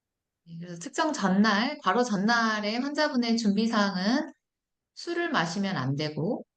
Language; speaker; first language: Korean; native; Korean